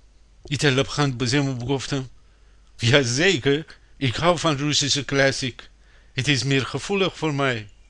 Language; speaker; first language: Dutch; non-native, fluent; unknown